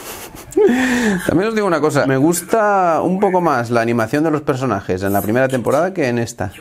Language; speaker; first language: Spanish; native; Spanish